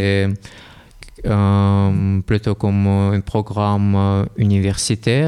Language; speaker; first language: French; non-native, fluent; Russian